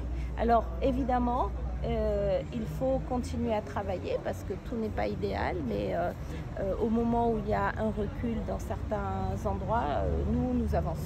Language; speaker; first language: French; native; French